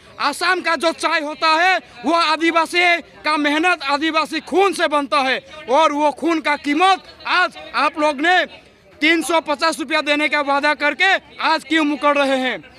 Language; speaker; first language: Hindi; non-native, local second language; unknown